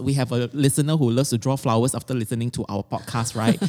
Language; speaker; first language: English; native; English